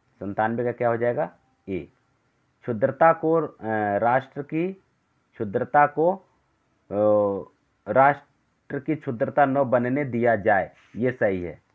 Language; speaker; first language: Hindi; native; Hindi